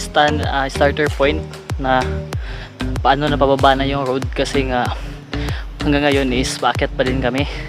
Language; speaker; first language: Filipino; non-native, local second language; Cebuano